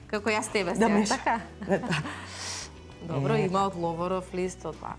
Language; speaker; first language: Macedonian; native; Macedonian